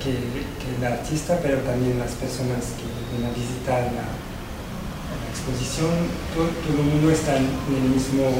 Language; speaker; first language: Spanish; non-native, fluent; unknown